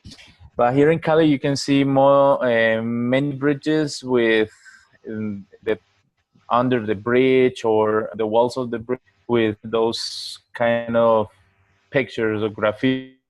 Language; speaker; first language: English; non-native, learner; Spanish